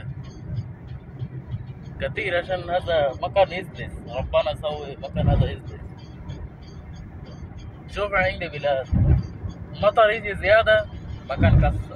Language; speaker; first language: Arabic; non-native, learner; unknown